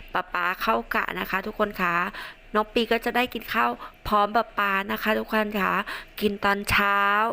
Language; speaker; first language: Thai; non-native, local second language; Northern Khmer